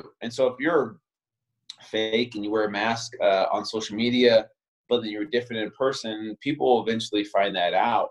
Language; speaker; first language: English; native; English